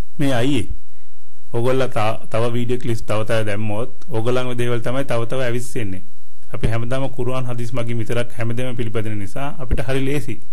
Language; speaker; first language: Sinhala; non-native, local second language; Tamil